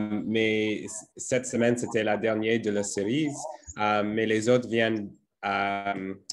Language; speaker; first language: French; non-native, fluent; English